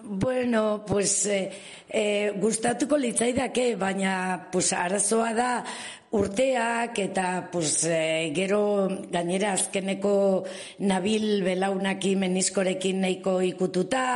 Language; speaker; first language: Basque; non-native, local second language; Spanish